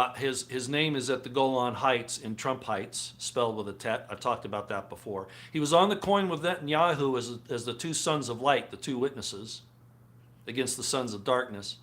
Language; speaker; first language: English; native; English